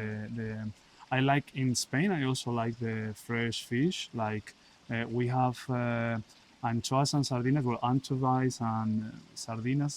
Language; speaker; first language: English; non-native, learner; Spanish